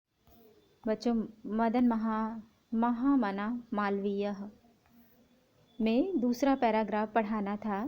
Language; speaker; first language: Hindi; native; Hindi